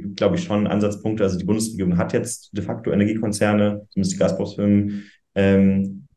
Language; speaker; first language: German; native; German